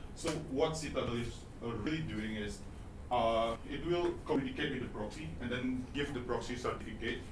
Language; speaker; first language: English; non-native, fluent; Indonesian